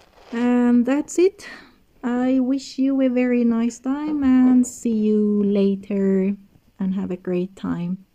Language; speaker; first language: English; non-native, fluent; Persian